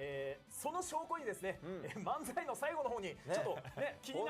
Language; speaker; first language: Japanese; native; Japanese